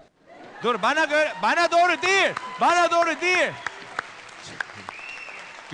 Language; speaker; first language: Turkish; non-native, learner; Spanish